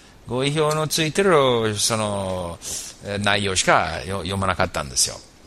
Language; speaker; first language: Japanese; non-native, fluent; English